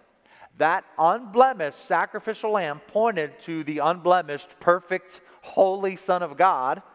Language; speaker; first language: English; native; English